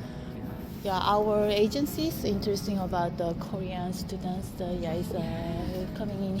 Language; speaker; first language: English; non-native, learner; Korean